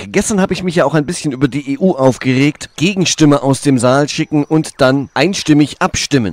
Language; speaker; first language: German; native; German